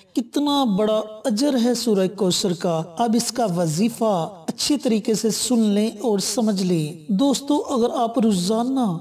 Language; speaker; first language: Urdu; native; Urdu